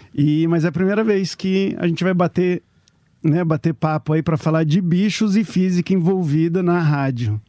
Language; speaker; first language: Portuguese; native; Portuguese